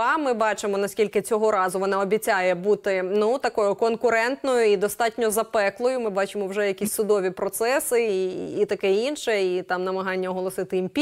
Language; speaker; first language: Ukrainian; native; Ukrainian